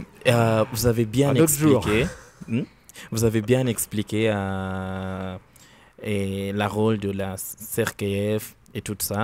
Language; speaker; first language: French; non-native, learner; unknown